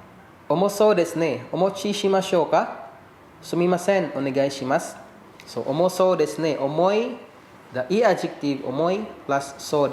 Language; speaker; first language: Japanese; non-native, fluent; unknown